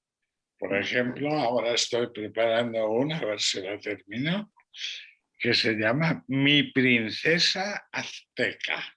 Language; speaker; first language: Spanish; non-native, local second language; Catalan